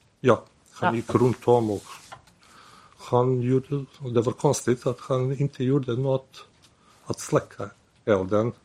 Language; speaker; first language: Swedish; non-native, learner; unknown